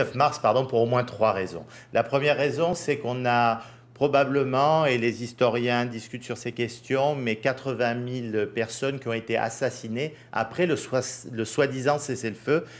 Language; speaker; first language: French; native; French